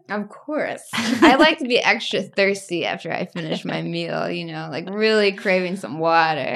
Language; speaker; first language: English; native; English